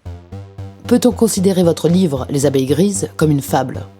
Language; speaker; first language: French; native; French